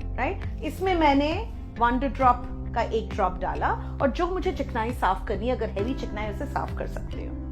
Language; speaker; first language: Hindi; non-native, local second language; Bangla